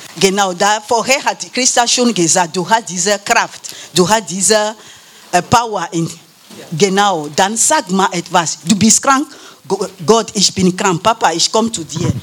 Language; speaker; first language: German; non-native, learner; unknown